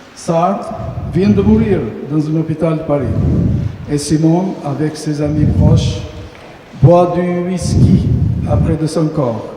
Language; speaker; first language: French; non-native, fluent; Albanian